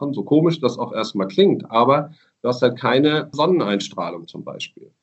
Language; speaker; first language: German; native; German